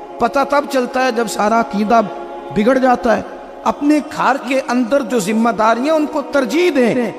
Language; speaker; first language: Urdu; non-native, local second language; Punjabi